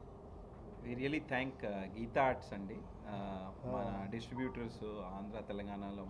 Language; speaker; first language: Telugu; native; Telugu